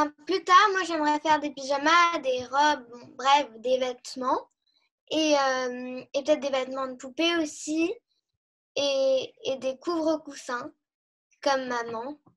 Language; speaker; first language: French; early bilingual, heritage; French